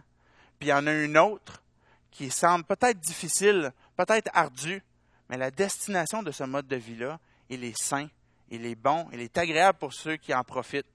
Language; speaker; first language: French; native; French